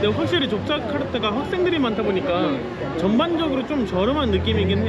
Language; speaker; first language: Korean; native; Korean